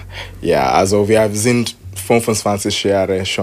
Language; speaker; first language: German; non-native, fluent; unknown